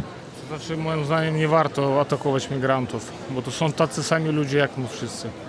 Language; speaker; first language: Polish; non-native, fluent; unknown